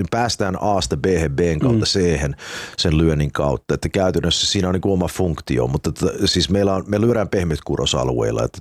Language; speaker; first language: Finnish; early bilingual, heritage; Finnish